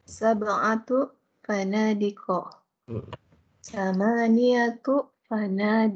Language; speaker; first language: Arabic; non-native, learner; Indonesian